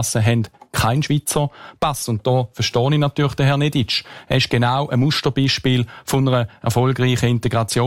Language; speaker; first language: German; native; German